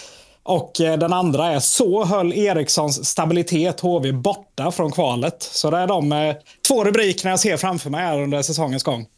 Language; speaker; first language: Swedish; native; Swedish